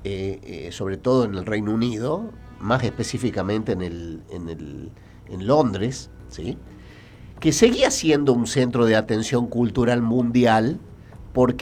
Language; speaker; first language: Spanish; native; Spanish